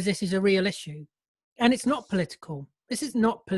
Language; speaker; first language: English; native; English